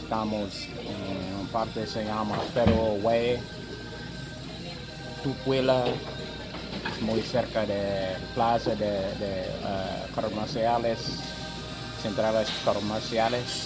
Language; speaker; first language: Spanish; non-native, learner; English